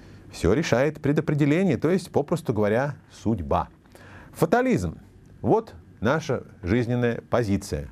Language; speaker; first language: Russian; native; Russian